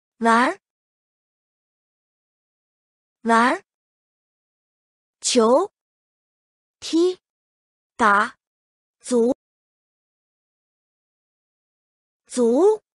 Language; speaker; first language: Chinese; non-native, learner; English